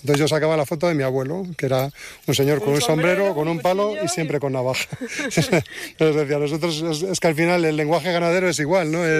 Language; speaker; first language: Spanish; native; Spanish